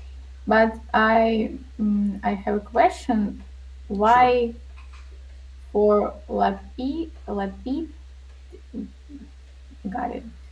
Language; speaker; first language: English; non-native, learner; Russian